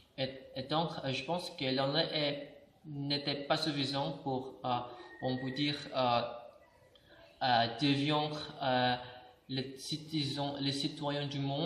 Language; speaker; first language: French; non-native, learner; Indonesian